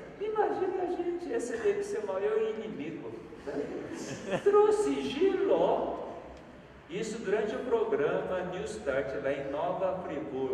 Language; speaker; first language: Portuguese; non-native, fluent; Korean